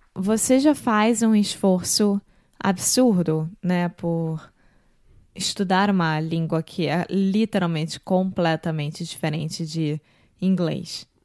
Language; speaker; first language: Portuguese; native; Portuguese